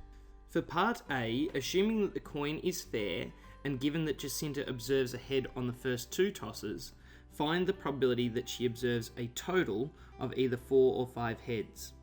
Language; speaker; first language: English; native; English